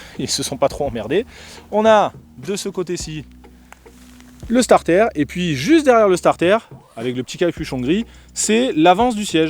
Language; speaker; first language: French; native; French